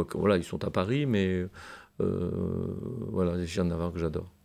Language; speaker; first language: French; native; French